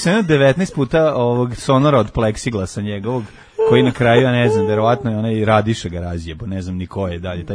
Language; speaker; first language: Serbian; native; Serbian